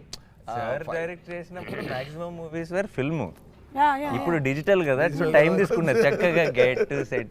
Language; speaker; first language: Telugu; native; Telugu